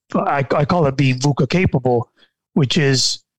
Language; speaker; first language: English; non-native, fluent; Spanish